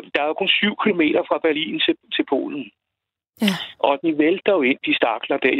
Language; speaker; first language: Danish; native; Danish